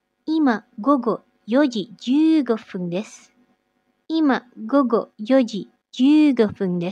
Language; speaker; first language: Japanese; non-native, fluent; Indonesian